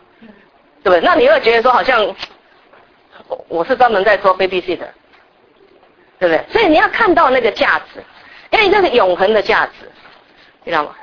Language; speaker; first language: Chinese; native; Chinese